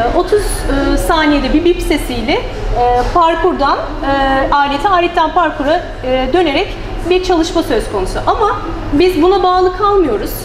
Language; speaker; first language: Turkish; native; Turkish